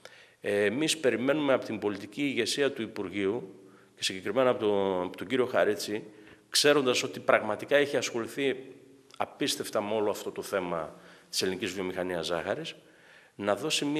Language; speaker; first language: Greek; native; Greek